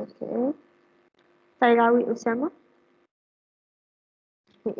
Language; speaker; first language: English; non-native, fluent; Arabic